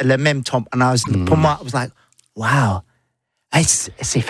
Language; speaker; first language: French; non-native, learner; English